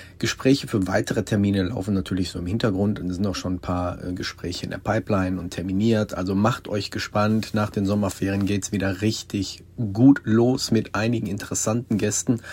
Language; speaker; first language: German; native; German